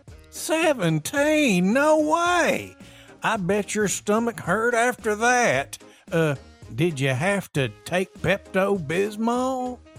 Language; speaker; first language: English; early bilingual, other home language; Spanish